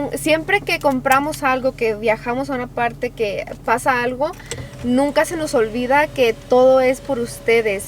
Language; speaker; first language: Spanish; early bilingual, heritage; Spanish